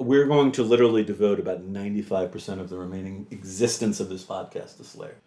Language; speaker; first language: English; native; English